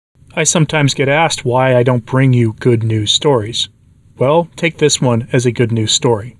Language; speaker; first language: English; native; English